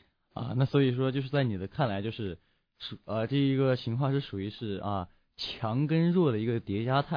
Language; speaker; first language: Chinese; native; Chinese